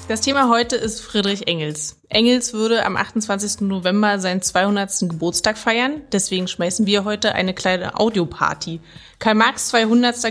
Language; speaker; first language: German; native; German